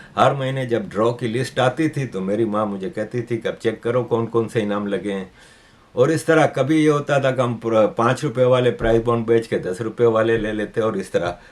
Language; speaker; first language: Urdu; native; Urdu